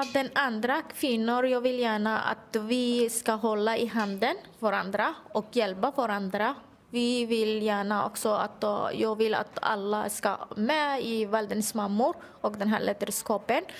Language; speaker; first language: Swedish; non-native, learner; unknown